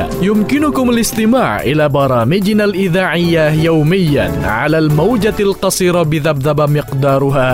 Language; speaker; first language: Arabic; non-native, fluent; Indonesian